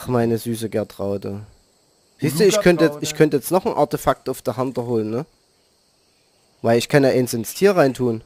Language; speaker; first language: German; native; German